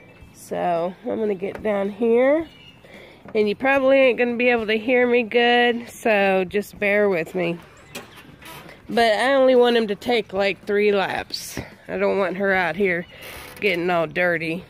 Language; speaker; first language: English; native; English